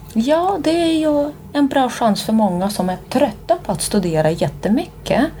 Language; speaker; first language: Swedish; non-native, fluent; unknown